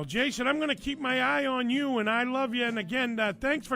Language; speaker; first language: English; native; English